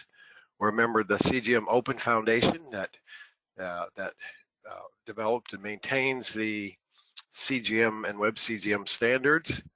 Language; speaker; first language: English; native; English